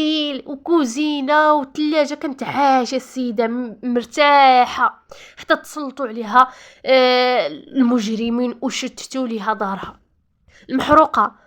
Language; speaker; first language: Arabic; native; Arabic